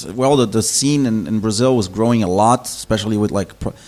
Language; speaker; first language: English; non-native, fluent; German